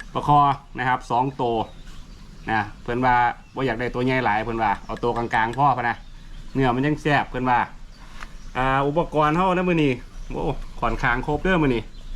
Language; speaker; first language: Thai; native; Thai